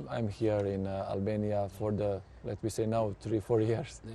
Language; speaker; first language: English; non-native, fluent; Serbian